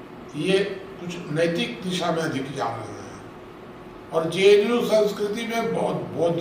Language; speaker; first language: Hindi; native; Hindi